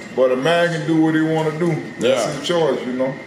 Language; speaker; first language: English; native; English